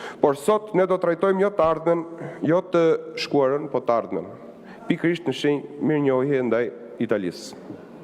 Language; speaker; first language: Albanian; native; Albanian